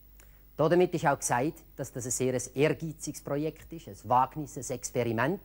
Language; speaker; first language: German; native; German